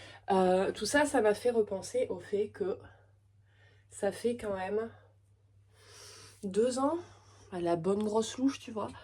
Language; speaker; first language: French; native; French